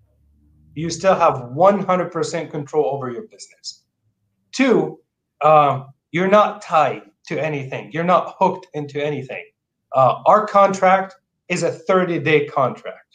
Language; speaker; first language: English; non-native, fluent; Arabic